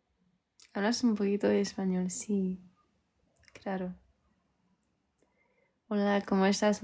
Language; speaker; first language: Spanish; early bilingual, heritage; French